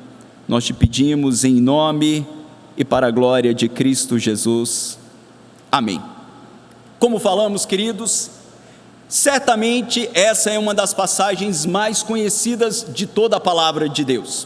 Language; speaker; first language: Portuguese; native; Portuguese